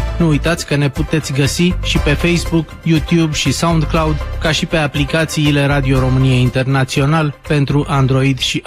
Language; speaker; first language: Romanian; native; Romanian